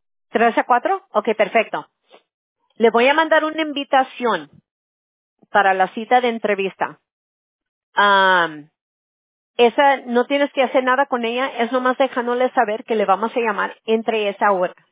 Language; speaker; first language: Spanish; early bilingual, heritage; Spanish